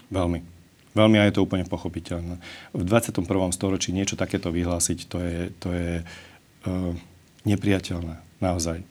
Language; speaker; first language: Slovak; non-native, local second language; Hungarian